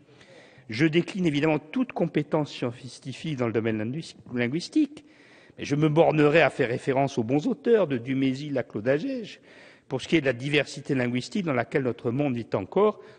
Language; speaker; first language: French; native; French